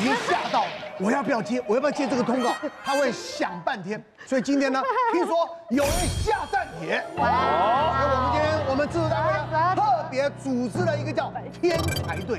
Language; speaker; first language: Chinese; native; Chinese